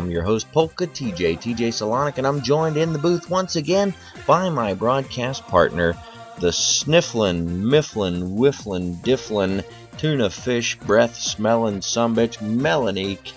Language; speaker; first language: English; native; English